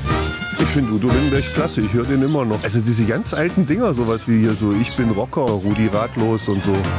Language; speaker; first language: German; native; German